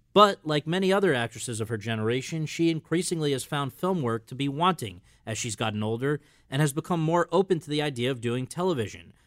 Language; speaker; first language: English; native; English